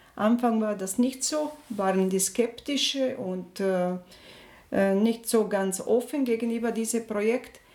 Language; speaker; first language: German; non-native, learner; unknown